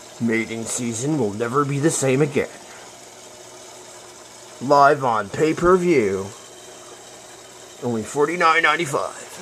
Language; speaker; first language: English; native; English